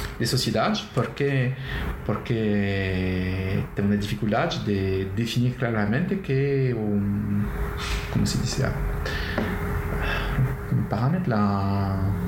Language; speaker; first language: Portuguese; non-native, learner; French